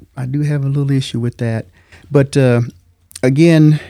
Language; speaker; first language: English; native; English